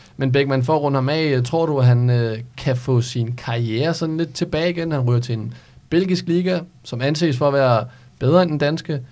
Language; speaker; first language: Danish; early bilingual, other home language; Serbian